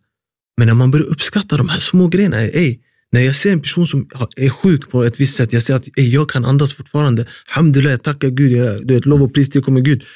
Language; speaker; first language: Swedish; early bilingual, other home language; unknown